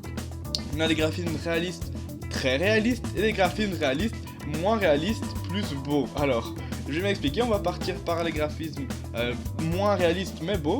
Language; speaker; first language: French; native; French